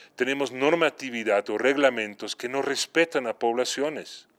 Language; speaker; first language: Spanish; non-native, fluent; Dutch